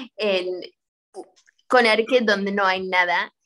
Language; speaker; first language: Spanish; early bilingual, heritage; Spanish